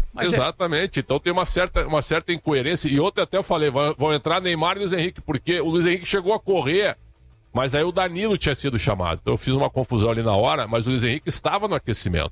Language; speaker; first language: Portuguese; native; Portuguese